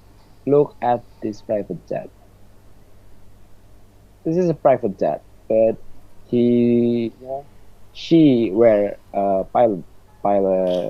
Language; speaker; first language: English; non-native, learner; Indonesian